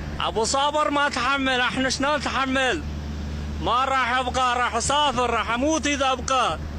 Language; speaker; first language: Arabic; non-native, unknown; Chinese